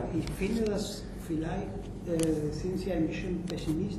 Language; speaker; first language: German; non-native, learner; Spanish